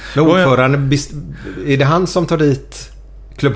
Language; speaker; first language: Swedish; native; Swedish